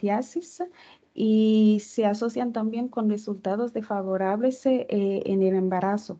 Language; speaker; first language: Spanish; non-native, fluent; Haitian Creole